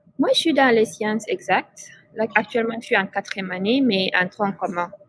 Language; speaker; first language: French; non-native, local second language; Fula